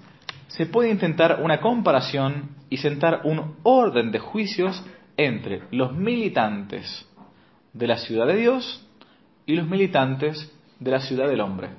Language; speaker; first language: Spanish; native; Spanish